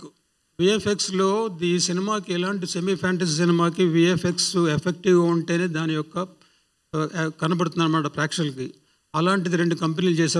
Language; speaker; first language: Telugu; native; Telugu